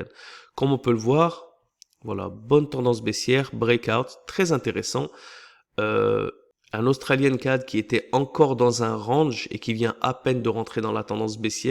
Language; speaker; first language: French; native; French